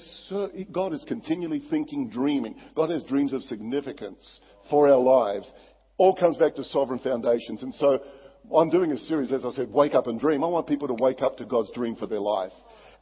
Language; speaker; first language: English; native; English